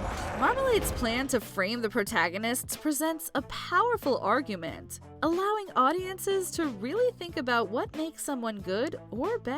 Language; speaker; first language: English; native; English